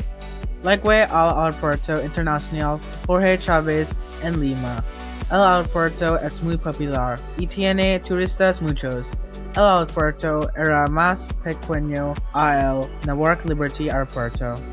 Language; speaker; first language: Spanish; non-native, learner; English